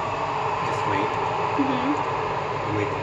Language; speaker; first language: English; non-native, learner; Turkish